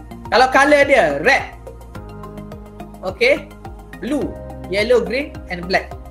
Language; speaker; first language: English; non-native, local second language; Malay